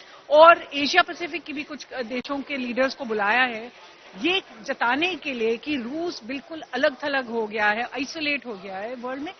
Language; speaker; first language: Hindi; native; Hindi